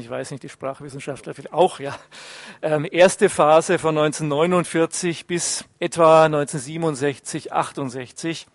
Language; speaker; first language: German; native; German